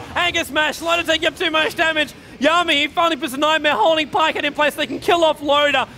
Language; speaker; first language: English; native; English